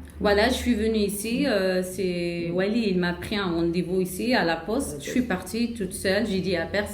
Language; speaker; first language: French; non-native, learner; Arabic